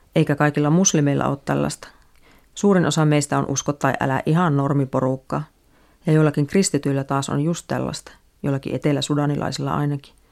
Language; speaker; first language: Finnish; native; Finnish